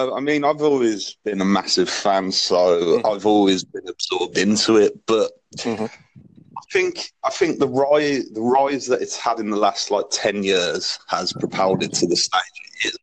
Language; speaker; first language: English; native; English